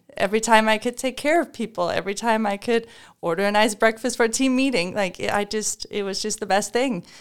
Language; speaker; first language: English; non-native, fluent; Danish